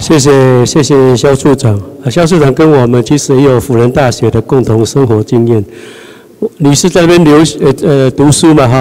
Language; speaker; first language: Chinese; native; Chinese